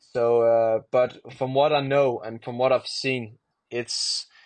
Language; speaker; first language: English; non-native, fluent; Danish